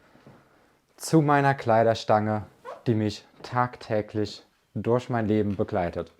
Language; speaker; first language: German; native; German